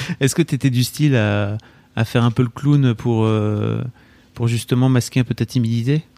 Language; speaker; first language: French; native; French